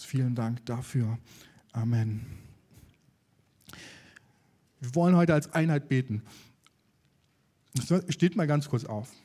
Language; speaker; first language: German; native; German